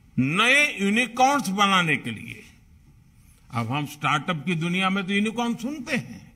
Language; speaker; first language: Hindi; non-native, local second language; Gujarati